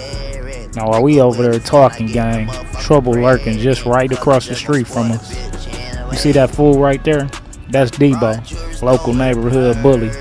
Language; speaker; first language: English; native; English